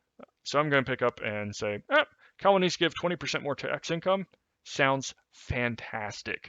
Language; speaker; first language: English; native; English